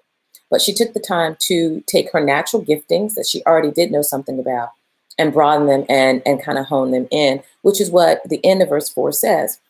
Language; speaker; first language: English; native; English